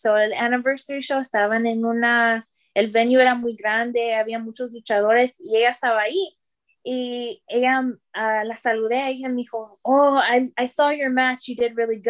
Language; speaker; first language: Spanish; early bilingual, heritage; Spanish